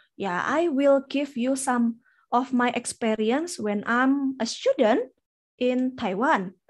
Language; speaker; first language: English; non-native, fluent; Indonesian